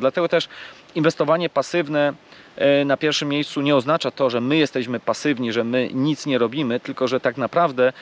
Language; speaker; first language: Polish; native; Polish